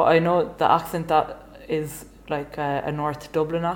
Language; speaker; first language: English; native; English